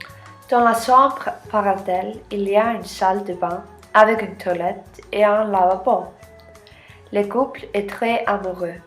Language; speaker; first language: French; non-native, learner; Icelandic